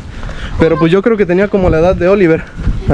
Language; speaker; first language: Spanish; native; Spanish